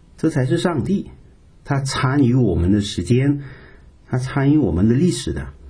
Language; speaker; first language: Chinese; native; Chinese